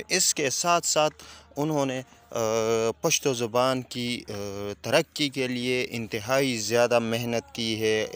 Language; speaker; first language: Urdu; non-native, local second language; Pashto